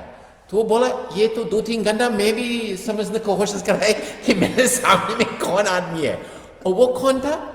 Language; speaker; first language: Hindi; non-native, fluent; English